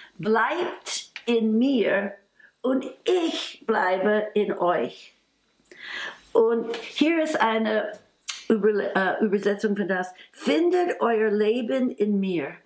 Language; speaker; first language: German; non-native, fluent; English